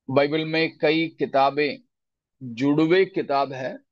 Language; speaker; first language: Hindi; non-native, local second language; Malayalam